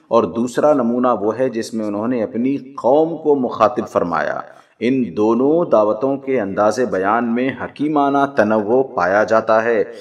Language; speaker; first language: Urdu; native; Urdu